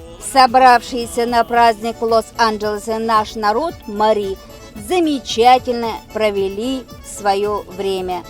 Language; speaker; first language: Russian; non-native, local second language; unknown